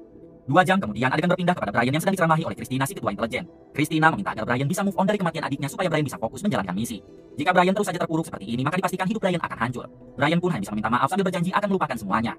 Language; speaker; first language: Indonesian; native; Indonesian